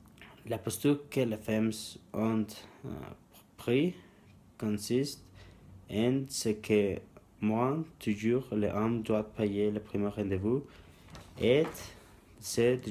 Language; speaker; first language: French; non-native, learner; Spanish